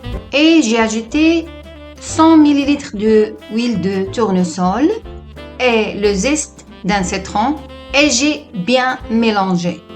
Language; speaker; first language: French; non-native, fluent; Italian